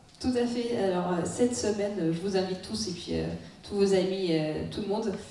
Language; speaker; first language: French; non-native, fluent; Russian